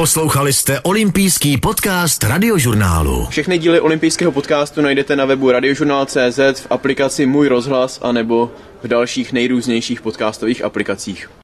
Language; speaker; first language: Czech; native; Czech